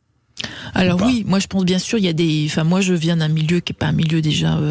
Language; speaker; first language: French; native; French